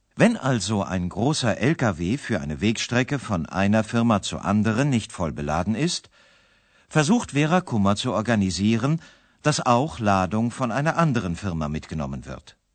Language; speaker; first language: German; native; German